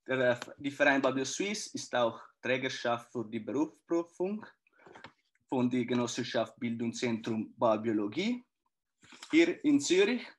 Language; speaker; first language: German; non-native, fluent; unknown